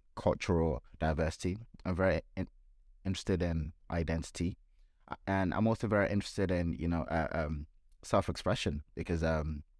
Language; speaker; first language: English; non-native, local second language; Yoruba